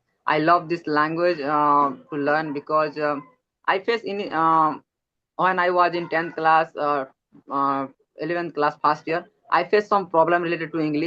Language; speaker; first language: English; non-native, learner; Odia